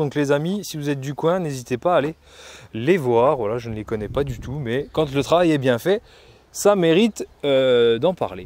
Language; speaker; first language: French; native; French